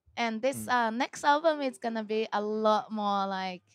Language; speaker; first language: English; non-native, fluent; Japanese